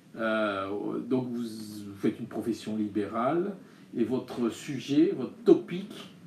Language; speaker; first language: French; native; French